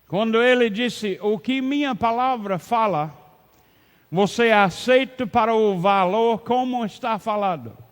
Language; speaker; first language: Portuguese; non-native, learner; English